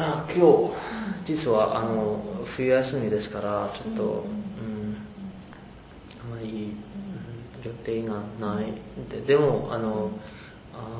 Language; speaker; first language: Japanese; non-native, learner; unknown